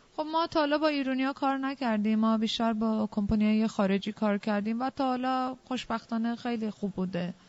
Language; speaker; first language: Persian; early bilingual, heritage; Persian